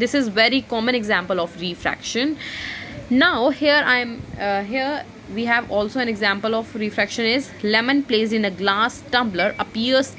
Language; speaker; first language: English; non-native, local second language; Hindi